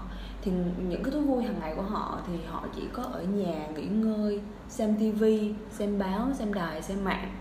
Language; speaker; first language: Vietnamese; native; Vietnamese